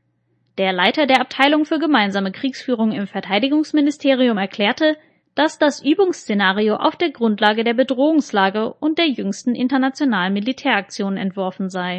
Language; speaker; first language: German; native; German